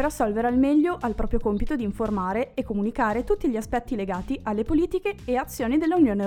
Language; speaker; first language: Italian; native; Italian